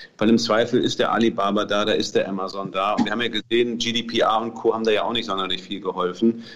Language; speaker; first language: German; native; German